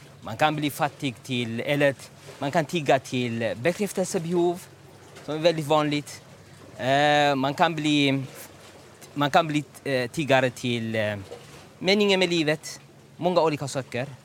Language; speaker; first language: Swedish; non-native, learner; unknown